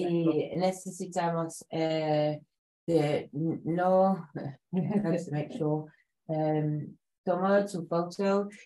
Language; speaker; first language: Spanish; non-native, learner; English